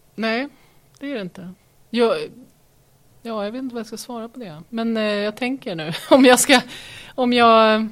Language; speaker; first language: Swedish; native; Swedish